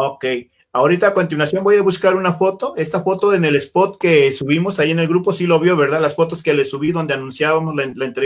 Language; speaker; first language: Spanish; native; Spanish